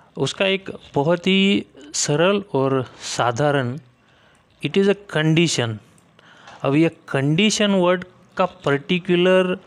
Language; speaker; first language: Hindi; native; Hindi